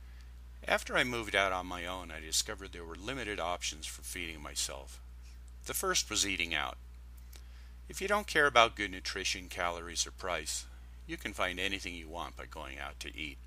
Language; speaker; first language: English; native; English